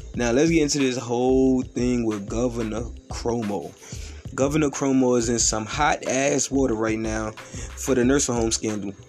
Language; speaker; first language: English; native; English